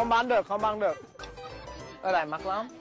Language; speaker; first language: Vietnamese; non-native, learner; English